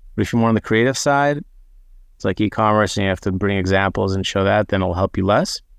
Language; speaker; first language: English; non-native, fluent; Hebrew